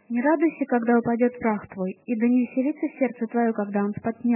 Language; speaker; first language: Russian; native; Russian